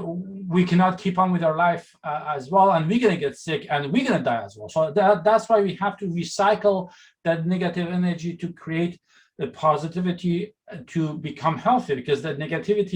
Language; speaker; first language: English; non-native, fluent; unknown